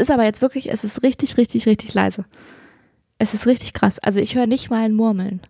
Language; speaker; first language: German; native; German